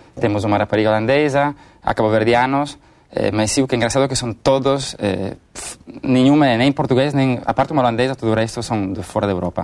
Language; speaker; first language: Portuguese; non-native, fluent; Italian